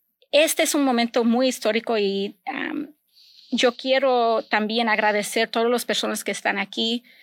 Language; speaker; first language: Spanish; early bilingual, other home language; English